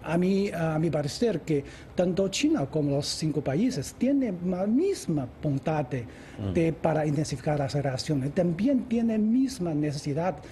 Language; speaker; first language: Spanish; non-native, fluent; Chinese